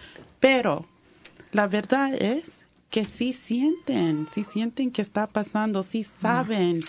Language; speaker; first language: Spanish; early bilingual, heritage; Spanish